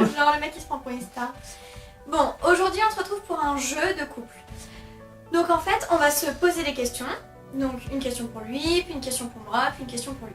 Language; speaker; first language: French; native; French